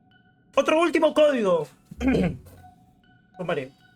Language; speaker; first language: Spanish; native; Spanish